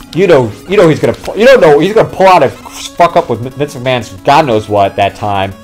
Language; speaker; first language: English; native; English